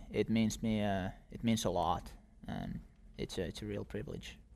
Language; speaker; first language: English; non-native, fluent; Finnish